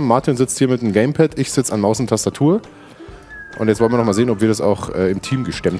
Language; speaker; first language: German; native; German